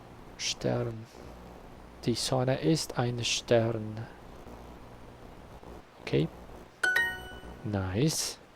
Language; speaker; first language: German; non-native, learner; Spanish